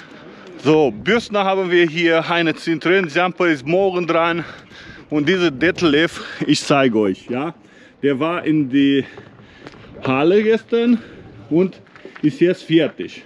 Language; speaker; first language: German; non-native, learner; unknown